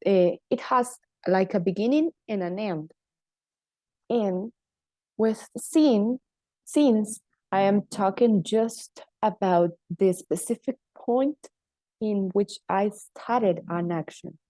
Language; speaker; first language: English; non-native, fluent; Spanish